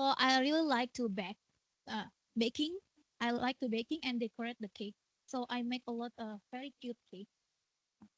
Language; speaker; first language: English; non-native, learner; Indonesian